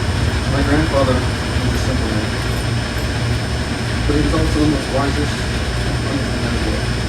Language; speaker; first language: English; native; English